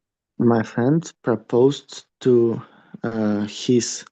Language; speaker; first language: English; non-native, learner; Russian